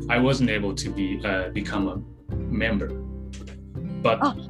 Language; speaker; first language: English; non-native, fluent; Japanese